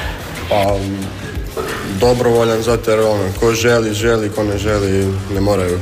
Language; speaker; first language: Serbian; native; Serbian